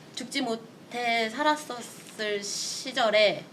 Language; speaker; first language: Korean; native; Korean